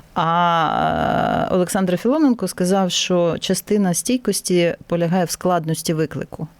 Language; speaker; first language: Ukrainian; non-native, local second language; Russian